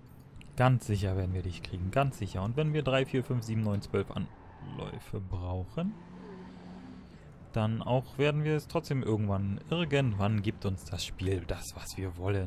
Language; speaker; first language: German; native; German